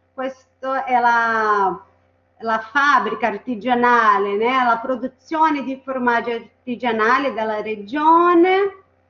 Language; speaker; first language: Italian; non-native, fluent; Portuguese